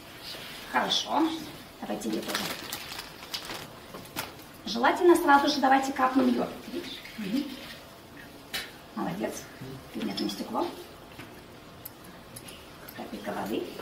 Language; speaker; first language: Russian; native; Russian